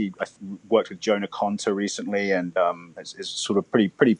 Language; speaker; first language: English; native; English